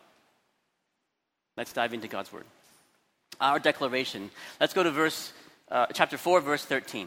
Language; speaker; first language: English; native; English